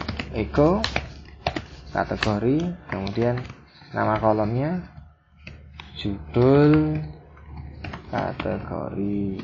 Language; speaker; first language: Indonesian; native; Indonesian